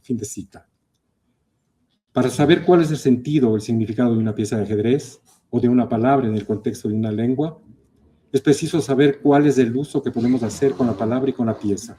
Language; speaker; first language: Spanish; native; Spanish